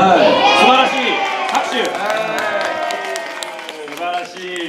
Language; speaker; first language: Japanese; native; Japanese